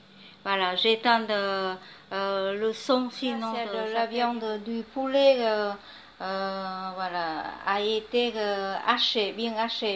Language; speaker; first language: French; non-native, learner; Vietnamese